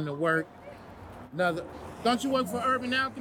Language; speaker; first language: English; native; English